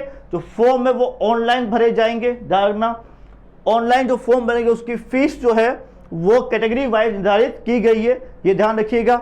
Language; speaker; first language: Hindi; native; Hindi